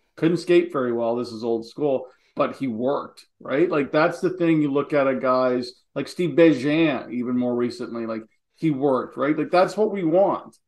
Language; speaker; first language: English; native; English